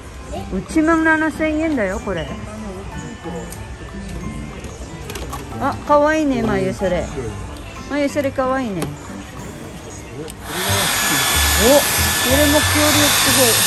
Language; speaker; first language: Japanese; non-native, fluent; Filipino